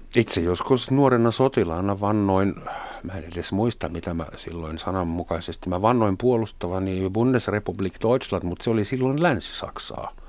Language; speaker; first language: Finnish; non-native, fluent; German